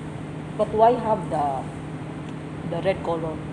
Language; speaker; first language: English; non-native, local second language; Filipino